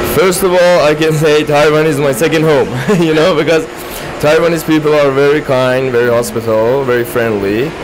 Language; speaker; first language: English; non-native, fluent; Persian